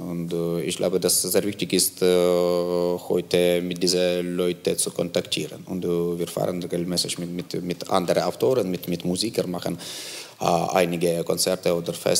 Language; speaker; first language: German; non-native, learner; Ukrainian